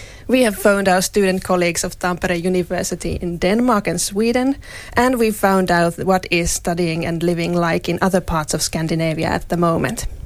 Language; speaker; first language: English; non-native, fluent; Finnish